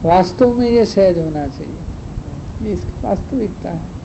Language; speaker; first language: Hindi; non-native, local second language; Gujarati